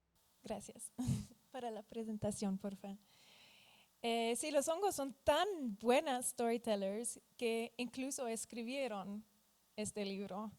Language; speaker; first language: Spanish; non-native, fluent; Dutch